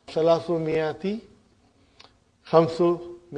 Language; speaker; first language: Arabic; non-native, fluent; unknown